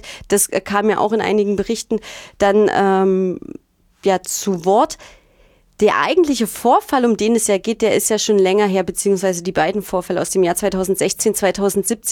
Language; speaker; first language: German; native; German